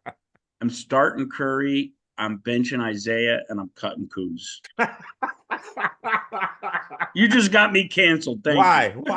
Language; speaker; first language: English; native; English